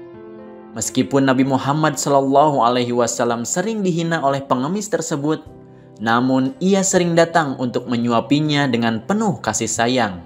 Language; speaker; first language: Indonesian; native; Indonesian